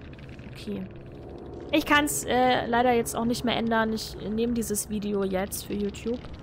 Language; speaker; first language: German; native; German